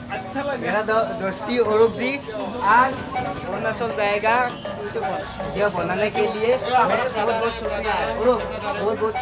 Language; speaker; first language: Hindi; non-native, local second language; Assamese